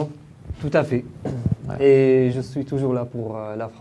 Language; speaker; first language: French; non-native, fluent; Arabic